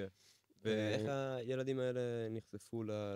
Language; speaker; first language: Hebrew; native; Hebrew